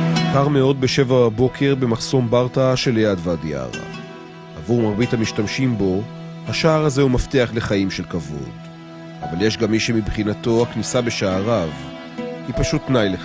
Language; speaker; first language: Hebrew; native; Hebrew